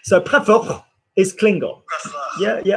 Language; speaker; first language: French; non-native, fluent; English